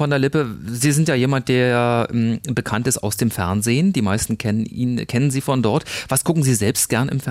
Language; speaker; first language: German; native; German